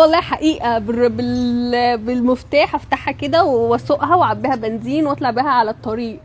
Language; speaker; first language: Arabic; native; Arabic